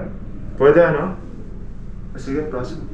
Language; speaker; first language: Filipino; non-native, learner; Arabic